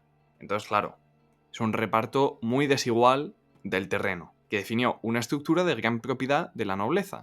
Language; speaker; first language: Spanish; native; Spanish